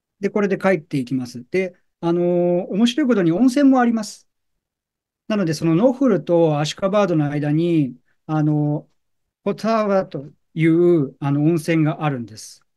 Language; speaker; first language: Japanese; native; Japanese